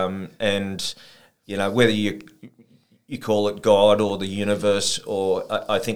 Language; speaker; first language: English; native; English